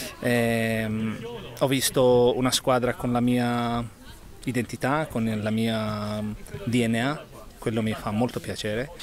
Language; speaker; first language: Italian; non-native, learner; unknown